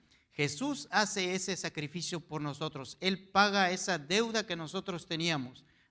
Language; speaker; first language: Spanish; native; Spanish